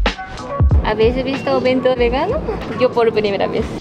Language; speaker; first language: Spanish; non-native, fluent; Japanese